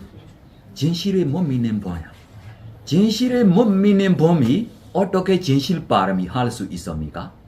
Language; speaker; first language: Korean; non-native, fluent; Burmese